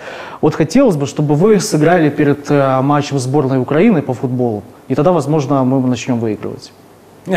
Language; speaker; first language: Russian; native; Russian